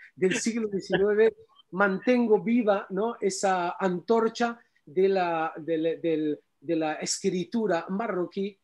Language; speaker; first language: Spanish; non-native, fluent; Arabic